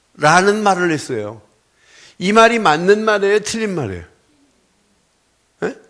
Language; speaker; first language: Korean; native; Korean